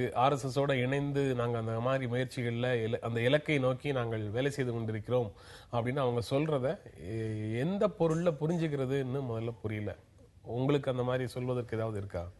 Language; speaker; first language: Tamil; native; Tamil